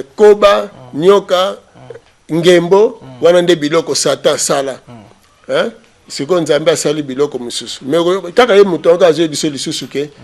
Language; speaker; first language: Lingala; non-native, local second language; Kongo